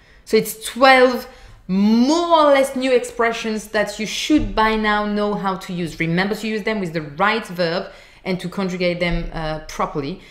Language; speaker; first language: English; non-native, fluent; French